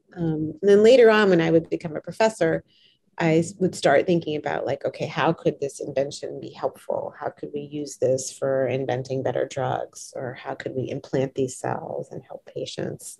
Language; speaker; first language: English; native; English